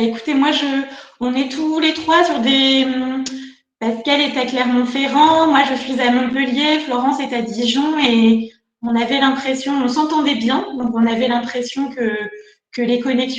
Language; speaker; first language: French; native; French